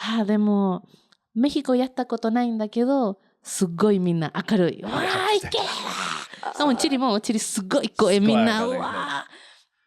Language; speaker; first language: Japanese; non-native, learner; Spanish